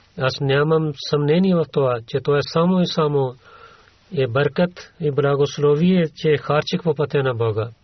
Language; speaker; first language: Bulgarian; non-native, learner; Urdu